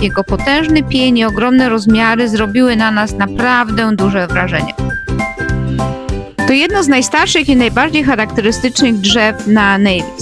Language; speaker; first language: Polish; native; Polish